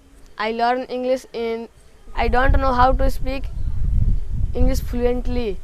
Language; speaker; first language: English; non-native, learner; Hindi